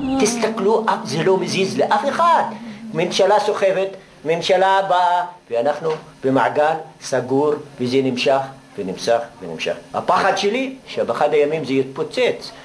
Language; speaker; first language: Hebrew; non-native, local second language; Arabic